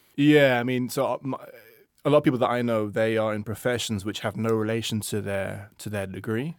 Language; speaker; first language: English; native; English